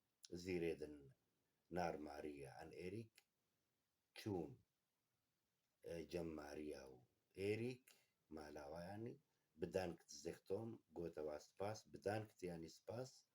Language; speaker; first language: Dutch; non-native, learner; Kurdish